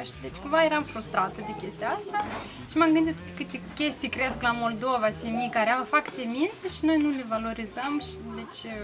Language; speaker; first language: Romanian; native; Romanian